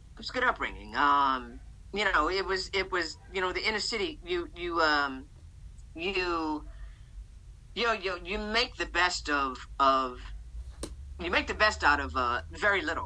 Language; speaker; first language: English; native; English